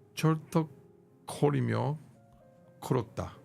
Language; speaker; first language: Korean; non-native, learner; English